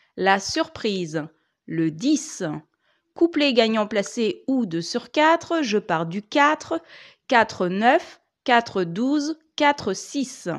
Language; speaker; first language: French; native; French